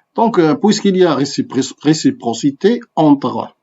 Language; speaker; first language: French; non-native, local second language; Arabic